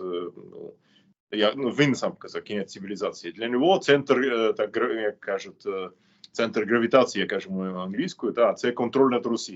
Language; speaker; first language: Ukrainian; non-native, fluent; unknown